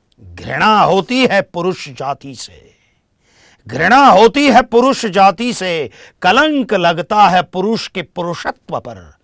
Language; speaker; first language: Hindi; non-native, local second language; Marathi